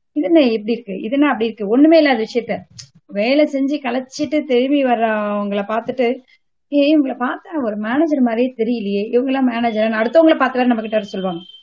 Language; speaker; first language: Tamil; native; Tamil